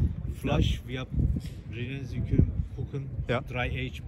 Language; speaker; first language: German; non-native, learner; Turkish